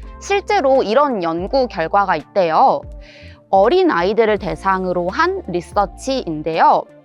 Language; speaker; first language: Korean; native; Korean